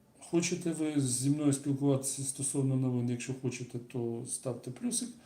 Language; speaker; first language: Ukrainian; non-native, local second language; Russian